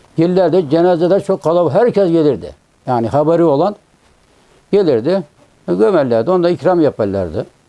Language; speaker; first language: Turkish; native; Turkish